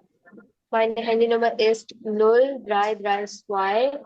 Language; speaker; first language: German; non-native, learner; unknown